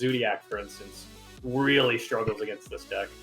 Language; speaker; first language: English; native; English